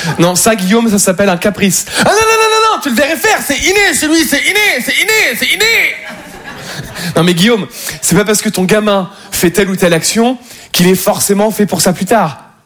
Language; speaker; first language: French; native; French